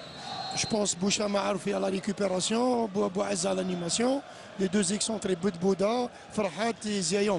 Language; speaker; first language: French; non-native, local second language; Arabic